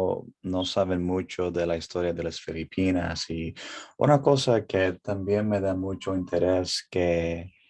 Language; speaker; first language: Spanish; early bilingual, heritage; English